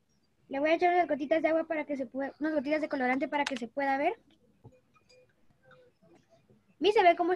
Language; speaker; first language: Spanish; native; Spanish